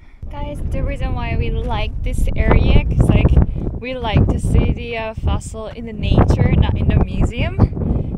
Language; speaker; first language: English; non-native, fluent; Korean